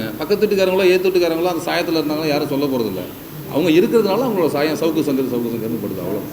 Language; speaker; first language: Tamil; native; Tamil